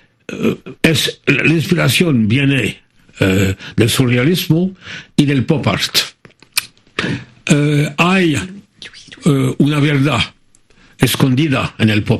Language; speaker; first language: Spanish; non-native, fluent; French